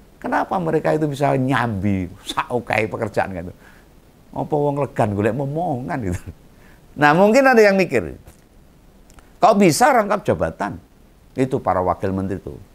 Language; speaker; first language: Indonesian; native; Indonesian